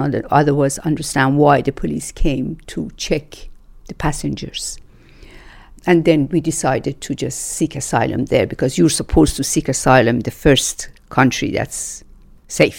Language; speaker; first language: English; non-native, fluent; Persian